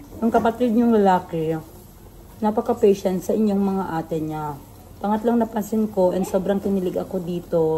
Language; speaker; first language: Filipino; non-native, local second language; Cebuano